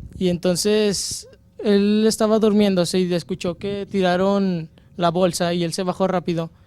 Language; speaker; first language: Spanish; native; Spanish